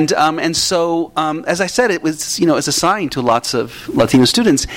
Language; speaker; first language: English; early bilingual, other home language; Spanish